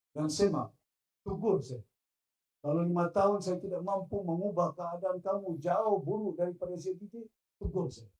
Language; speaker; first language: Malay; non-native, local second language; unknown